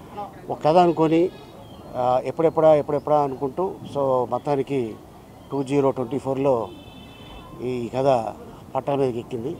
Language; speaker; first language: Telugu; native; Telugu